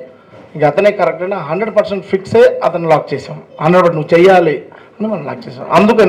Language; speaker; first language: Telugu; native; Telugu